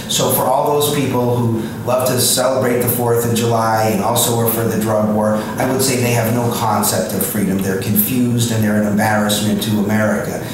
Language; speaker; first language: English; native; English